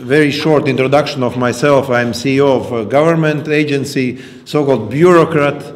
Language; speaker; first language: English; non-native, fluent; Latvian